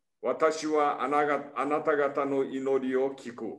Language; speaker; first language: Japanese; early bilingual, heritage; Portuguese